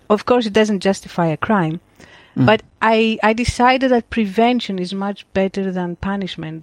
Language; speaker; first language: English; non-native, fluent; Greek